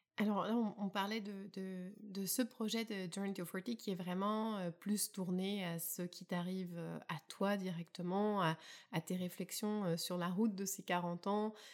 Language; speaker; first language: French; native; French